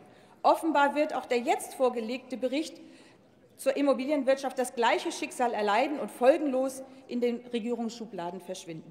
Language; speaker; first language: German; native; German